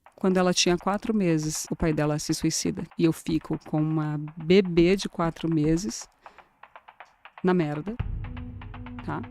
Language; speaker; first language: Portuguese; native; Portuguese